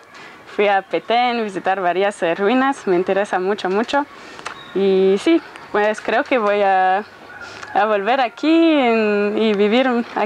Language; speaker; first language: Spanish; non-native, fluent; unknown